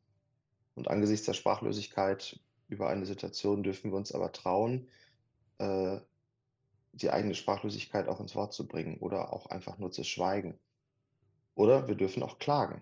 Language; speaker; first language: German; native; German